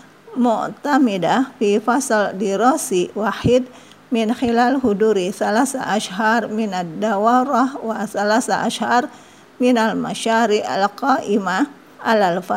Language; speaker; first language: Arabic; non-native, fluent; Indonesian